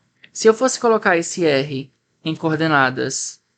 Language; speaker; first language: Portuguese; native; Portuguese